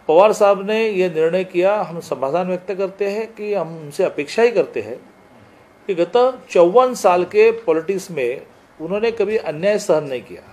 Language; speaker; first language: Hindi; non-native, local second language; Marathi